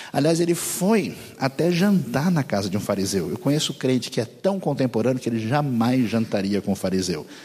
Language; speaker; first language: Portuguese; native; Portuguese